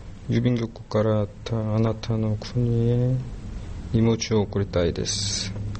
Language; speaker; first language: Japanese; non-native, learner; Korean